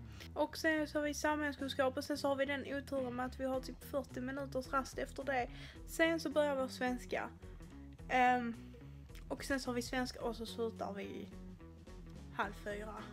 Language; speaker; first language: Swedish; native; Swedish